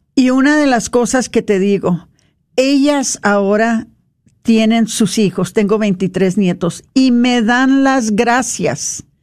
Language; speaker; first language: Spanish; non-native, fluent; English